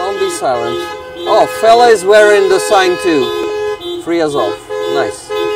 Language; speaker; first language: English; non-native, fluent; Ukrainian